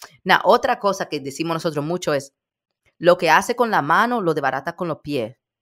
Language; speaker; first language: Spanish; early bilingual, heritage; Spanish